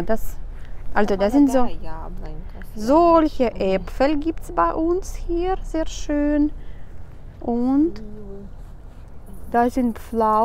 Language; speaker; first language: German; non-native, fluent; Russian